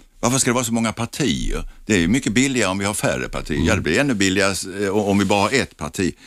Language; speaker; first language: Swedish; native; Swedish